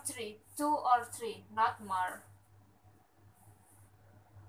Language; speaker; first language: English; non-native, learner; Indonesian